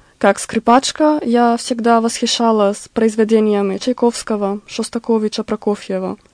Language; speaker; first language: Russian; non-native, learner; Mongolian